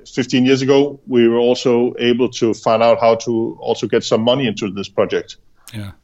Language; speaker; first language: English; non-native, fluent; Danish